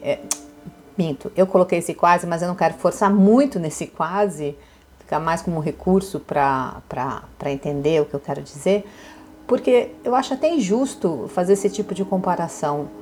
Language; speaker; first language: Portuguese; native; Portuguese